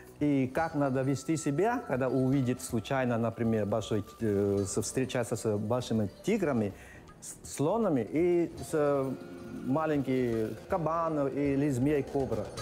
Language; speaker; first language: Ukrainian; non-native, learner; Khmer